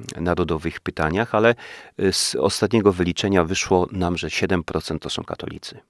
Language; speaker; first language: Polish; native; Polish